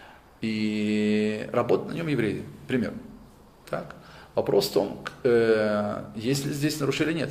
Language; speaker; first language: Russian; native; Russian